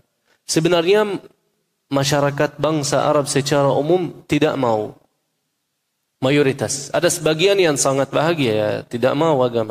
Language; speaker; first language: Indonesian; non-native, fluent; Arabic